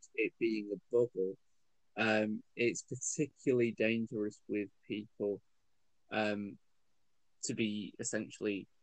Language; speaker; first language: English; native; English